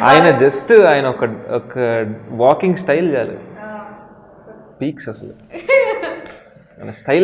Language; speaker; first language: Telugu; native; Telugu